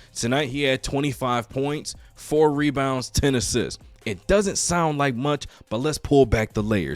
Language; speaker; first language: English; native; English